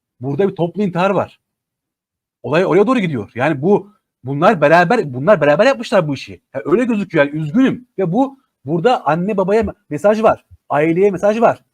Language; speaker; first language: Turkish; native; Turkish